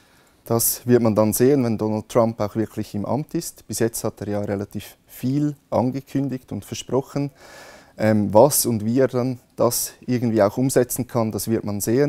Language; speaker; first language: German; native; German